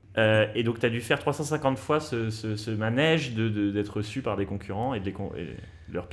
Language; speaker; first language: French; native; French